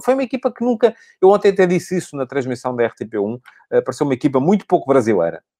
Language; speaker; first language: Portuguese; native; Portuguese